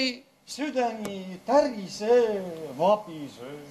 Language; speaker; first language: Finnish; non-native, learner; Arabic